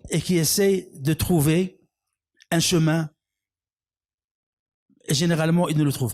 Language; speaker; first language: French; non-native, local second language; Arabic